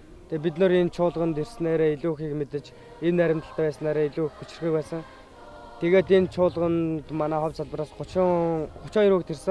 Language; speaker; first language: Mongolian; native; Mongolian